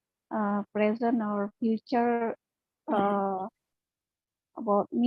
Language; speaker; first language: English; non-native, learner; Indonesian